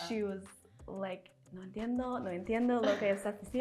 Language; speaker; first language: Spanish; non-native, fluent; English